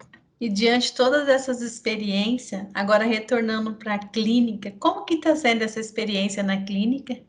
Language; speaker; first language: Portuguese; native; Portuguese